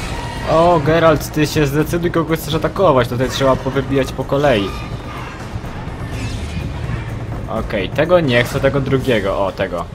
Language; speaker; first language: Polish; native; Polish